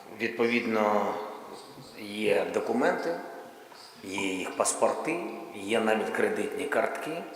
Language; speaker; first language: Ukrainian; non-native, local second language; Russian